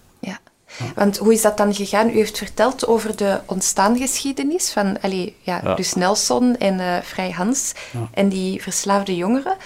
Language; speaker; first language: Dutch; native; Dutch